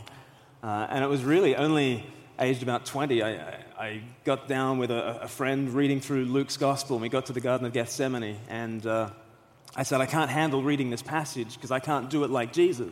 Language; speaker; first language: English; native; English